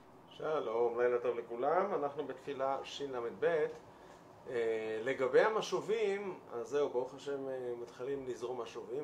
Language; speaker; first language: Hebrew; native; Hebrew